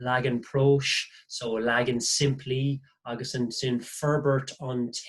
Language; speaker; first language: Irish; non-native, local second language; English